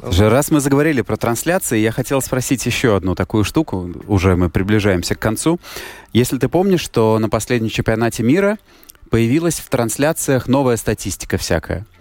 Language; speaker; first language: Russian; native; Russian